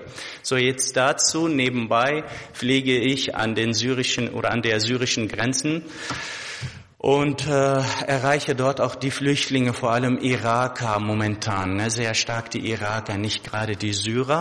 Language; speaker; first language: German; non-native, fluent; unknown